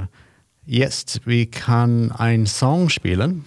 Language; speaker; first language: German; non-native, learner; English